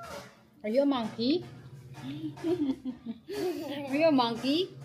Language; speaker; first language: English; non-native, local second language; Filipino